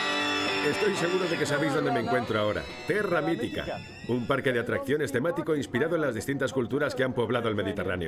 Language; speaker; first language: Spanish; non-native, fluent; English